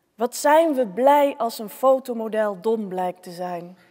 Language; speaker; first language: Dutch; native; Dutch